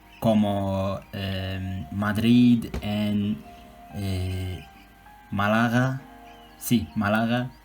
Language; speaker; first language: Spanish; non-native, learner; Turkish